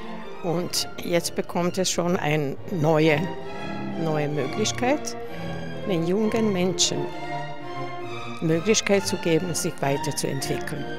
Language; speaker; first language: German; non-native, fluent; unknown